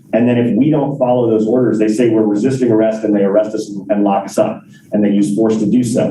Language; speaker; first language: English; native; English